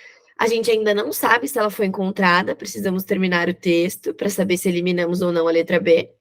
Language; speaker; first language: Portuguese; native; Portuguese